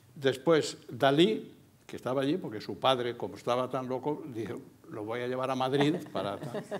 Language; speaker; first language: Spanish; native; Spanish